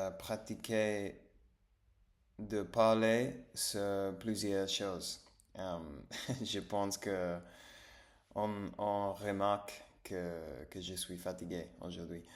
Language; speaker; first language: French; non-native, learner; English